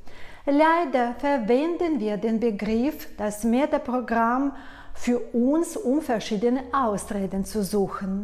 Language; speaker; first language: German; non-native, fluent; Russian